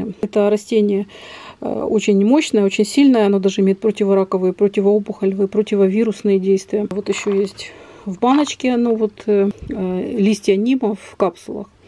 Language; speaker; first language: Russian; native; Russian